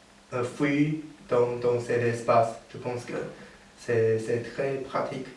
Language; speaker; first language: French; non-native, learner; Chinese